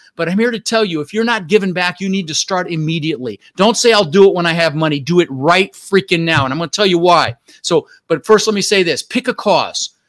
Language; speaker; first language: English; early bilingual, other home language; Dutch